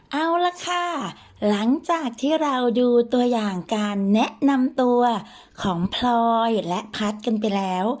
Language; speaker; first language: Thai; native; Thai